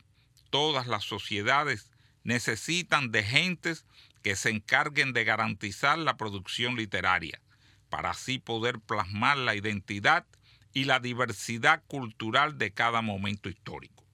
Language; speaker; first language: Spanish; native; Spanish